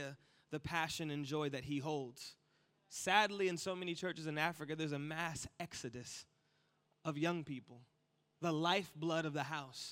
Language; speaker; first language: English; native; English